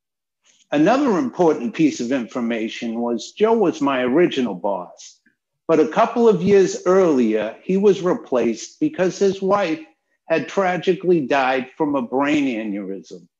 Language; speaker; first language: English; native; English